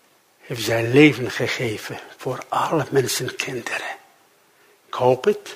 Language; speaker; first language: Dutch; non-native, fluent; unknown